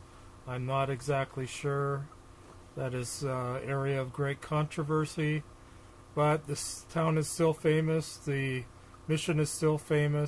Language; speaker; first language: English; native; English